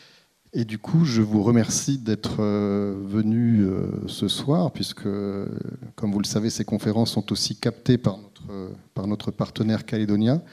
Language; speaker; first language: French; native; French